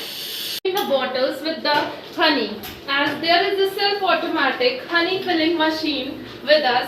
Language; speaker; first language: English; non-native, local second language; Hindi